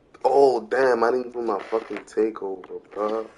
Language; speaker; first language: English; native; English